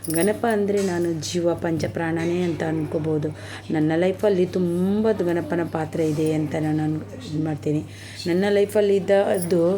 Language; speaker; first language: Kannada; native; Kannada